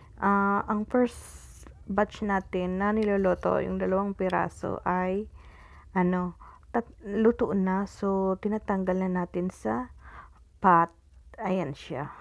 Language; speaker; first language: Filipino; non-native, local second language; Cebuano